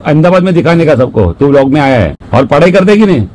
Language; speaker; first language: Hindi; non-native, local second language; Marathi